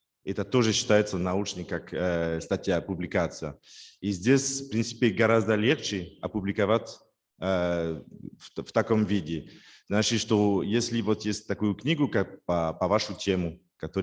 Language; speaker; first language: Russian; non-native, fluent; French